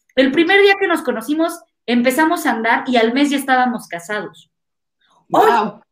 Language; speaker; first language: Spanish; native; Spanish